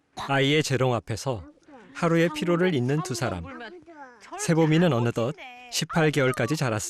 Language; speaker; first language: Korean; native; Korean